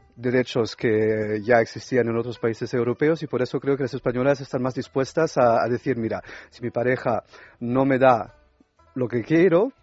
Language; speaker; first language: Spanish; non-native, fluent; French